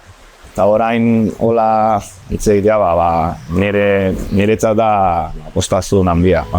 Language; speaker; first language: Basque; non-native, local second language; Spanish